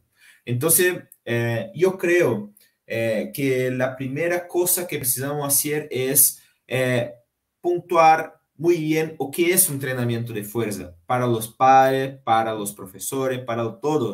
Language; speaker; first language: Spanish; non-native, fluent; Portuguese